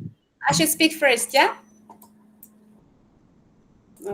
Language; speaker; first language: English; non-native, fluent; Uzbek